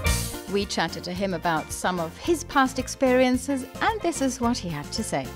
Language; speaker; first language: English; native; English